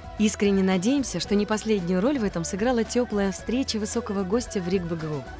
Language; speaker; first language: Russian; native; Russian